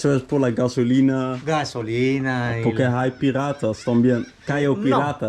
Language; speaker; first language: Spanish; non-native, learner; Dutch